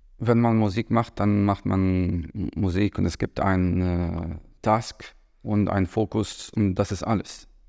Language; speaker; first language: German; non-native, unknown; Arabic